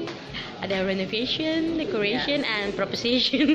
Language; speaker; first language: English; non-native, local second language; Indonesian